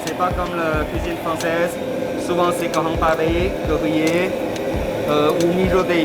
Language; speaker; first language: French; non-native, fluent; Chinese